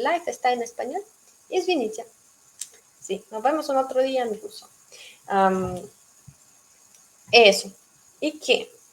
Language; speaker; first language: Spanish; non-native, fluent; Russian